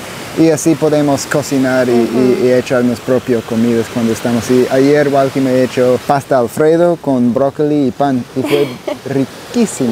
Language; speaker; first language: Spanish; non-native, learner; English